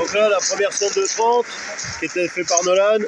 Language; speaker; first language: French; native; French